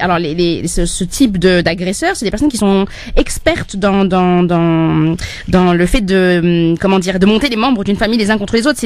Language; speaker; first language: French; native; French